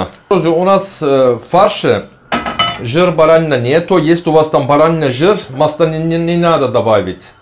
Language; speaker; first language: Russian; non-native, learner; Turkish